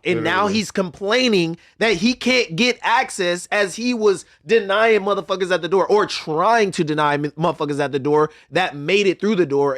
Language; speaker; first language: English; native; English